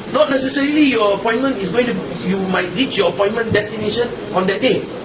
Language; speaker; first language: English; non-native, local second language; Malay